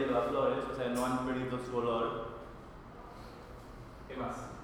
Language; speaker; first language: Spanish; non-native, fluent; English